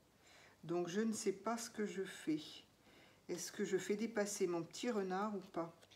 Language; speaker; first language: French; native; French